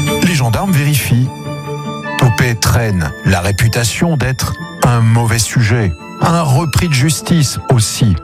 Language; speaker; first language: French; native; French